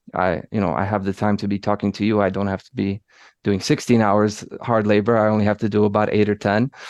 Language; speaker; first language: English; early bilingual, other home language; Polish